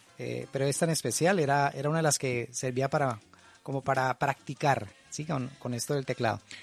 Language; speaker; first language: Spanish; native; Spanish